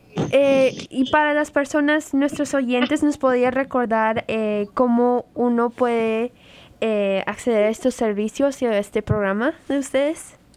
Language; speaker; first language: Spanish; native; Spanish